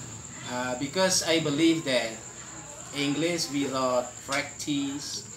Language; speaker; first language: English; non-native, fluent; Indonesian